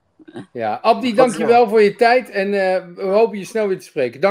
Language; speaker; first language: Dutch; native; Dutch